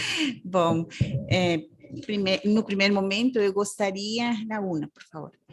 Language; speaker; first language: Portuguese; non-native, fluent; Spanish